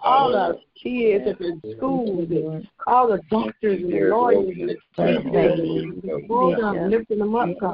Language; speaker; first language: English; native; English